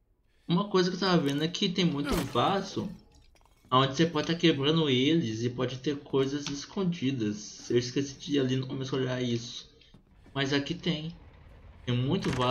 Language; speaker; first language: Portuguese; native; Portuguese